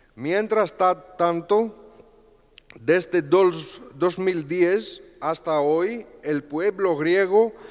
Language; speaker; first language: Spanish; non-native, fluent; Greek